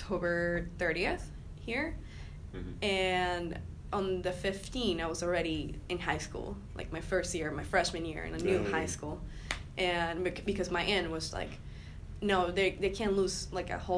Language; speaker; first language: English; non-native, fluent; Spanish